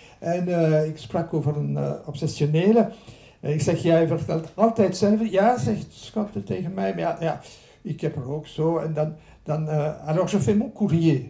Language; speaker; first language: Dutch; non-native, local second language; French